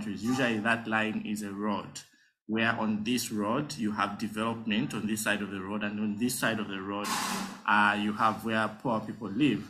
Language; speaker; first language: English; non-native, local second language; Nyanja